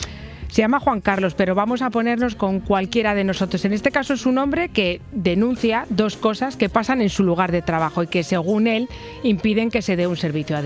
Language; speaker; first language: Spanish; native; Spanish